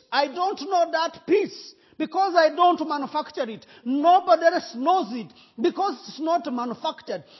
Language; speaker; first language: English; non-native, local second language; Kinyarwanda